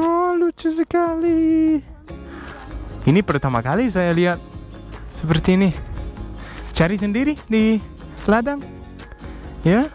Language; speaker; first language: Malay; non-native, learner; Danish